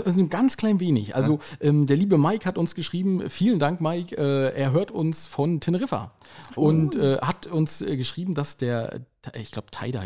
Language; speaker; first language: German; native; German